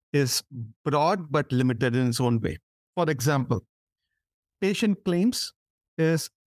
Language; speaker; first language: English; non-native, local second language; Tamil